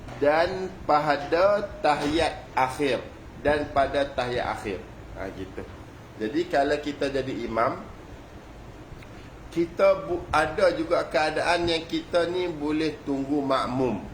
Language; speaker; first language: Malay; native; Malay